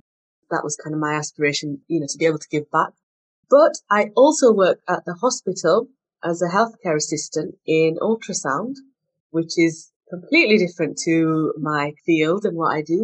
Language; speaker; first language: English; native; English